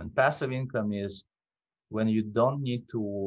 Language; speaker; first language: English; non-native, fluent; Russian